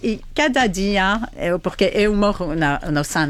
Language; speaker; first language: Portuguese; non-native, fluent; French